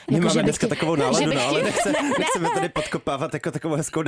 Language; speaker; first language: Czech; native; Czech